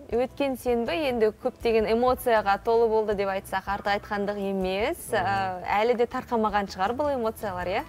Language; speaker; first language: Kazakh; native; Kazakh